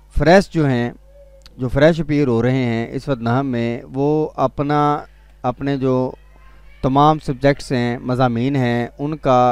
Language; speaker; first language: Urdu; non-native, local second language; Punjabi